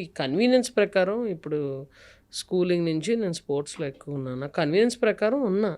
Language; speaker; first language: Telugu; native; Telugu